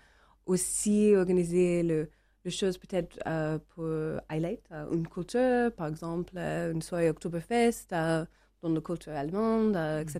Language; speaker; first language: French; non-native, learner; English